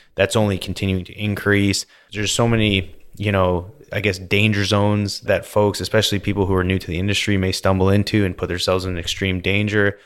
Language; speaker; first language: English; native; English